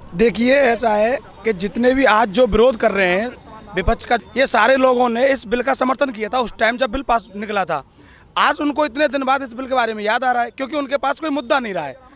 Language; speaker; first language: Hindi; native; Hindi